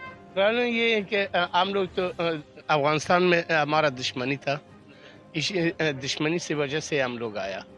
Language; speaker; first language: Hindi; non-native, learner; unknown